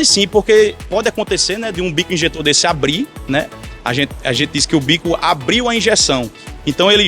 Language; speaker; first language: Portuguese; native; Portuguese